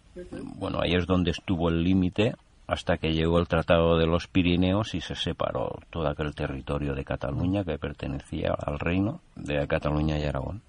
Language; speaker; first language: Spanish; non-native, local second language; Catalan